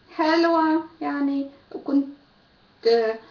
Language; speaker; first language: Arabic; non-native, learner; Ukrainian